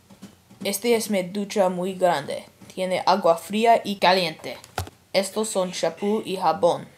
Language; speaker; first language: Spanish; non-native, learner; English